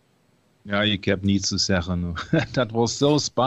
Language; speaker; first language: Dutch; non-native, learner; German